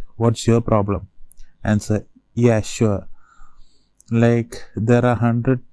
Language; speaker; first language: English; non-native, local second language; Malayalam